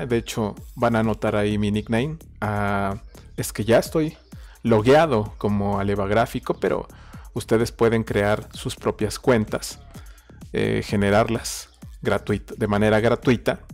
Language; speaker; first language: Spanish; native; Spanish